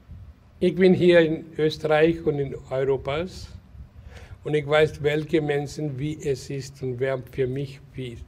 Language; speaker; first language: German; non-native, learner; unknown